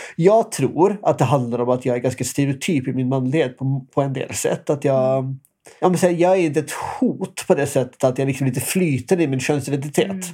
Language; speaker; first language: Swedish; non-native, fluent; Norwegian